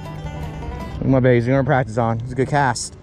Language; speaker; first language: English; native; English